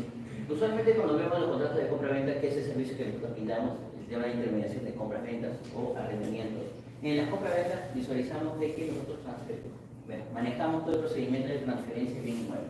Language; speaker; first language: Spanish; native; Spanish